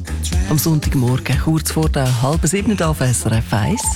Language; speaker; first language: German; native; German